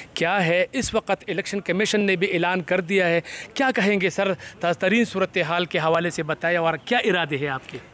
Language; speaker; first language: Urdu; non-native, local second language; Pashto